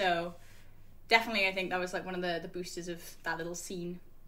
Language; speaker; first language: English; native; English